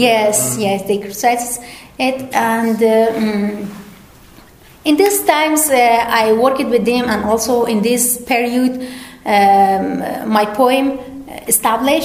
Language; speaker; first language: English; non-native, learner; Persian